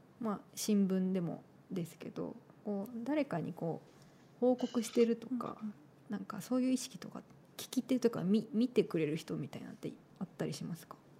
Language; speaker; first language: Japanese; native; Japanese